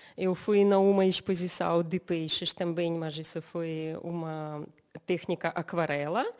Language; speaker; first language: Portuguese; non-native, learner; Russian